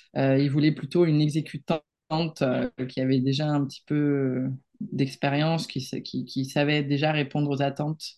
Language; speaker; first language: French; non-native, fluent; Spanish